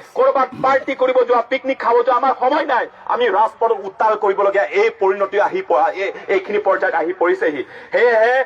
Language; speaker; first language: Assamese; non-native, local second language; Karbi